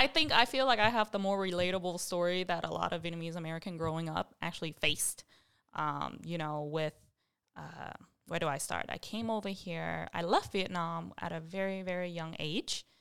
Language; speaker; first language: English; early bilingual, other home language; Vietnamese